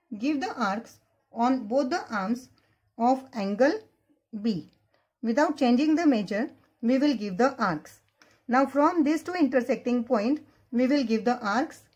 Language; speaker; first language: English; non-native, local second language; Marathi